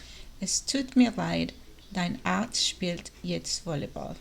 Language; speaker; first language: German; non-native, learner; English